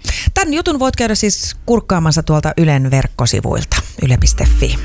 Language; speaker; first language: Finnish; native; Finnish